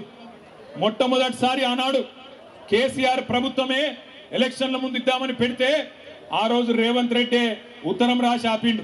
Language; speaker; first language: Telugu; native; Telugu